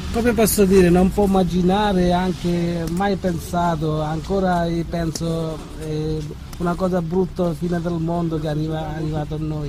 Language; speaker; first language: Italian; non-native, learner; Bangla